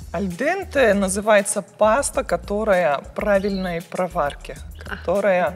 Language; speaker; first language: Russian; native; Russian